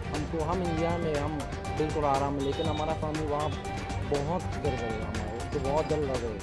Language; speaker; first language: Hindi; non-native, learner; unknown